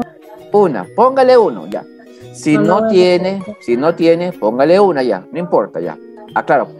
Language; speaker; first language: Spanish; native; Spanish